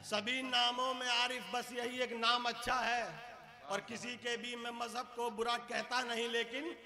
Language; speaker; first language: Urdu; native; Urdu